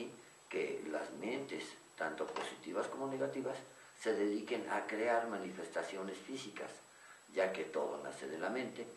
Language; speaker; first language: Spanish; native; Spanish